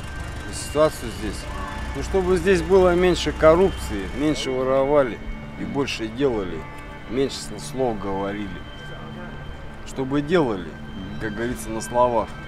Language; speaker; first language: Russian; native; Russian